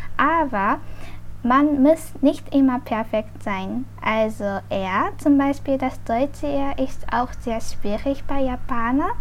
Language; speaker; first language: German; non-native, fluent; Japanese